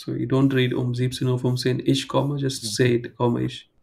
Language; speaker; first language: German; non-native, fluent; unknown